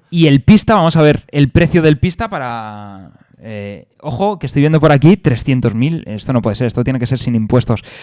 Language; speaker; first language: Spanish; native; Spanish